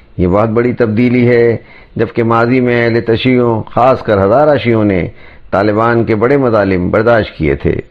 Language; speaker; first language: Urdu; native; Urdu